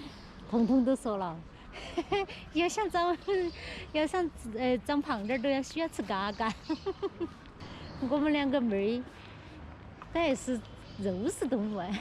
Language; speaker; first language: Chinese; native; Chinese